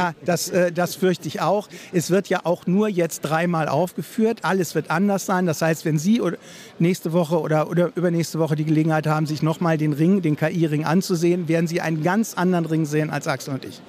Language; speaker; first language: German; native; German